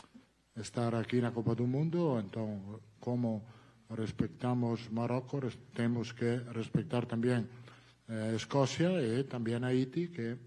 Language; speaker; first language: Portuguese; non-native, fluent; Italian